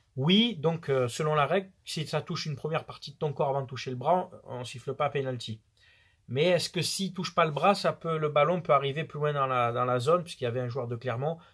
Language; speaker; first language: French; native; French